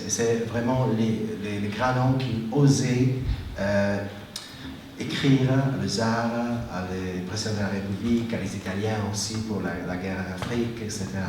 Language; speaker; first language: French; non-native, fluent; Italian